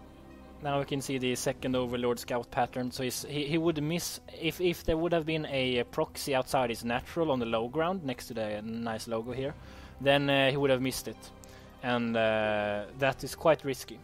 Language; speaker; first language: English; non-native, fluent; Swedish